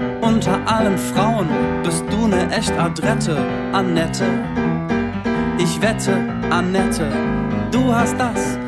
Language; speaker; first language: German; native; German